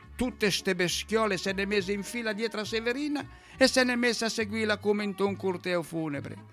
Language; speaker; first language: Italian; native; Italian